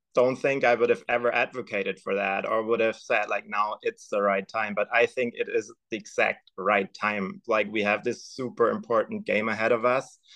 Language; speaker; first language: English; non-native, fluent; German